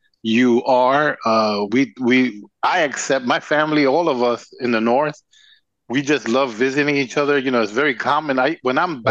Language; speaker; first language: English; non-native, fluent; Spanish